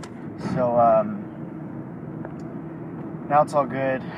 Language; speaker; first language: English; native; English